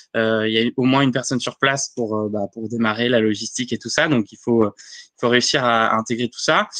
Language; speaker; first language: French; native; French